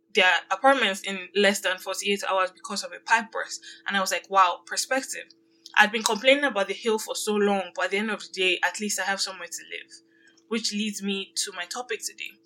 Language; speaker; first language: English; non-native, local second language; Yoruba